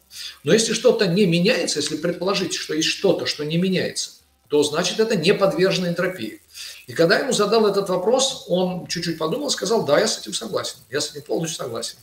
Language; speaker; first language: Russian; native; Russian